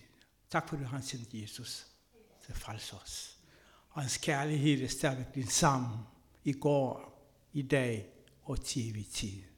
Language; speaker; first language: Danish; non-native, fluent; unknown